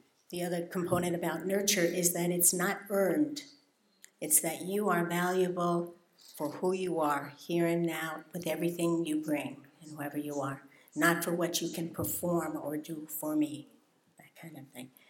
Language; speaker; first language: English; native; English